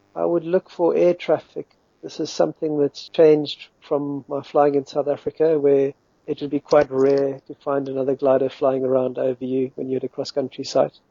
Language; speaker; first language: English; native; English